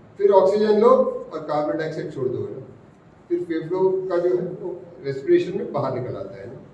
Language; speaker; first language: Hindi; non-native, local second language; Marathi